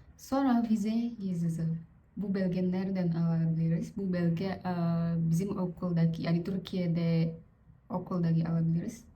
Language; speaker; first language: Turkish; non-native, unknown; Vietnamese